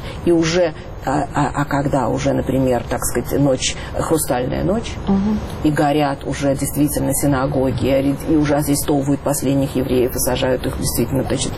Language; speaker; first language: Russian; native; Russian